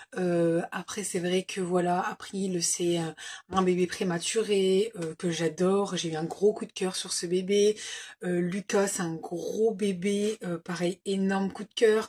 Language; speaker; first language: French; native; French